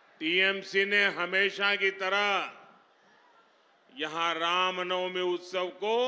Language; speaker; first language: Hindi; non-native, local second language; Gujarati